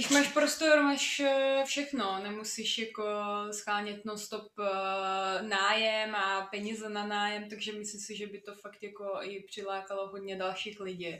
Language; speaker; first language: Czech; non-native, fluent; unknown